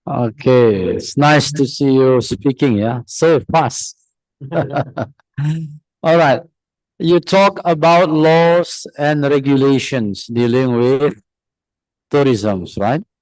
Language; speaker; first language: English; non-native, fluent; Indonesian